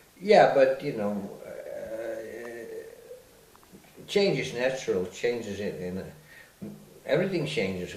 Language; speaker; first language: English; non-native, fluent; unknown